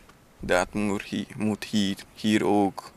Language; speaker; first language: Dutch; non-native, learner; Papiamento